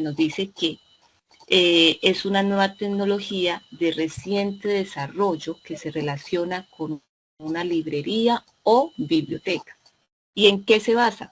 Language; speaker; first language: Spanish; native; Spanish